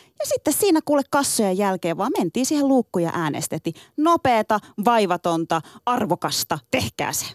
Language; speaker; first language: Finnish; early bilingual, other home language; Turkish